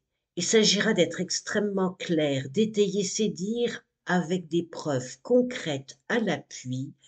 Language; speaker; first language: French; native; French